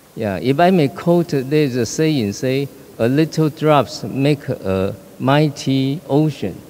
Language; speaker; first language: English; non-native, fluent; Chinese